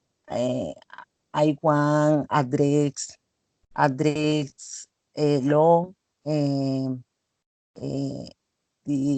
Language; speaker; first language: English; non-native, learner; Spanish